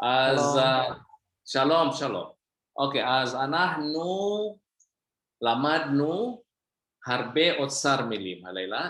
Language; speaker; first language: Hebrew; non-native, fluent; Indonesian